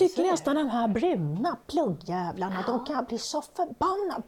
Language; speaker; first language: Swedish; native; Swedish